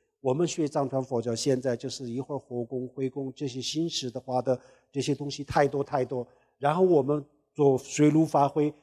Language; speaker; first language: Chinese; non-native, local second language; Tibetan